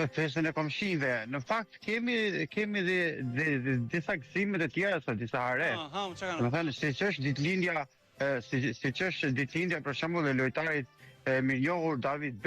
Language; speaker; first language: Albanian; native; Albanian